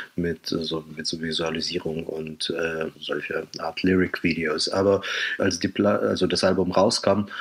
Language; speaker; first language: German; non-native, fluent; Ukrainian